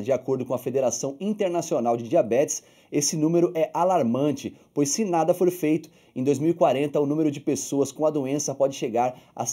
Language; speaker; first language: Portuguese; native; Portuguese